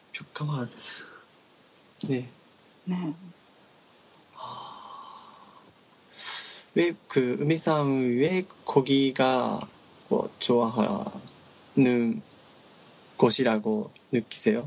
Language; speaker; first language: Korean; non-native, learner; Japanese